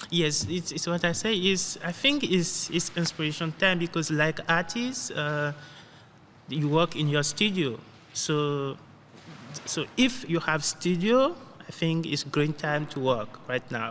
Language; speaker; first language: English; non-native, learner; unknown